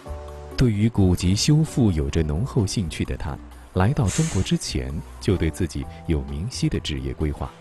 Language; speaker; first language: Chinese; native; Chinese